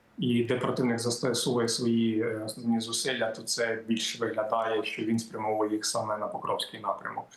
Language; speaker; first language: Ukrainian; native; Ukrainian